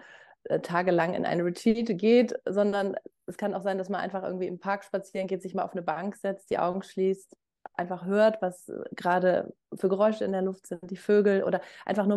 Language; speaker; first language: German; native; German